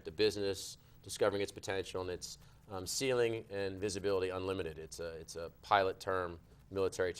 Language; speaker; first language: English; native; English